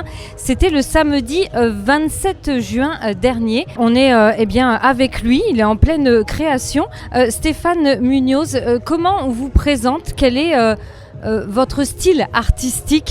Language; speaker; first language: French; native; French